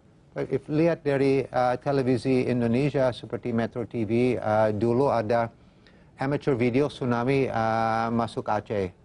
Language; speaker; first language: Indonesian; non-native, fluent; English